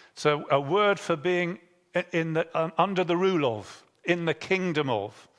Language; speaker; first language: English; native; English